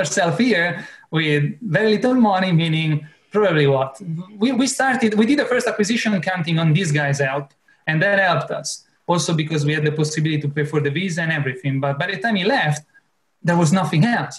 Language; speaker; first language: English; non-native, fluent; Italian